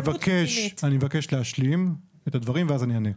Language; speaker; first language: Hebrew; native; Hebrew